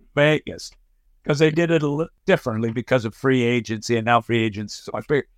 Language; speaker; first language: English; native; English